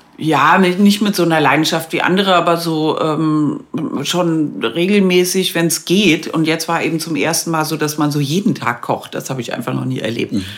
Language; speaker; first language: German; native; German